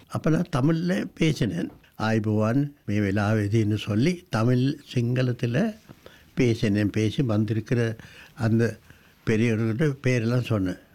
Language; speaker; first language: Tamil; non-native, local second language; Sinhala